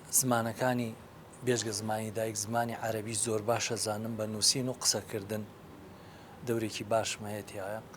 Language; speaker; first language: Central Kurdish; native; Central Kurdish